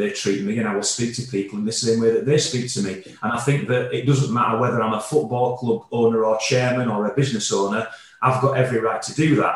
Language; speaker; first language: English; native; English